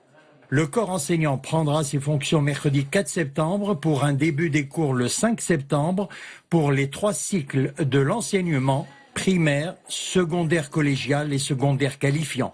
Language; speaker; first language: French; non-native, local second language; Arabic